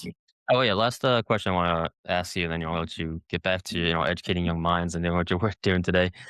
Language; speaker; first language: English; native; English